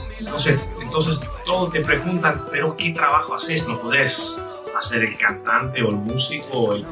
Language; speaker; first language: Spanish; non-native, fluent; Italian